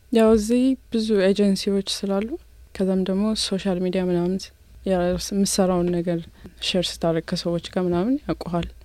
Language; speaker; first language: Amharic; native; Amharic